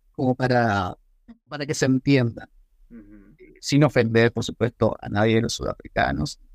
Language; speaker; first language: Spanish; native; Spanish